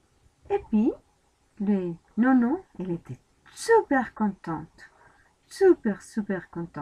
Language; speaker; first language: French; non-native, fluent; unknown